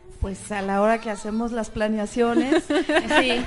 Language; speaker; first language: Spanish; native; Spanish